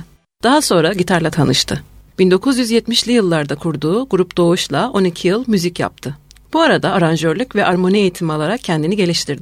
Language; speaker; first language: Turkish; native; Turkish